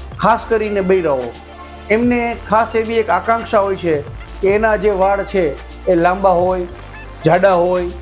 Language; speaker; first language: Gujarati; native; Gujarati